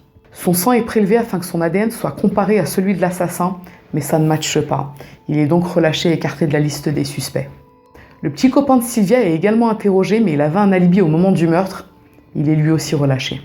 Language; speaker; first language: French; native; French